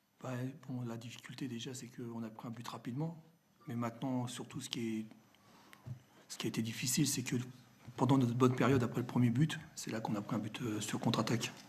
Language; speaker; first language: French; native; French